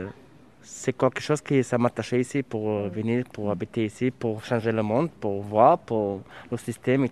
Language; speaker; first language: French; non-native, fluent; Serbian